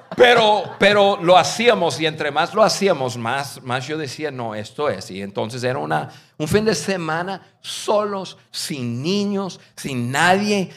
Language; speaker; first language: Spanish; non-native, fluent; English